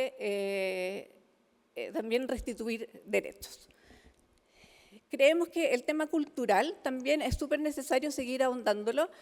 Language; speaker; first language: Spanish; native; Spanish